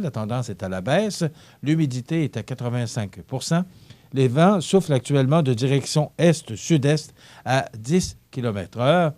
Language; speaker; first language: French; native; French